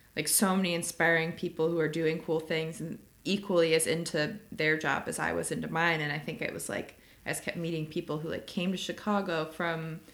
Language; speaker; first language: English; native; English